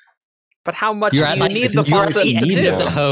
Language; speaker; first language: English; native; English